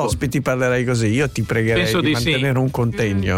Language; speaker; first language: Italian; native; Italian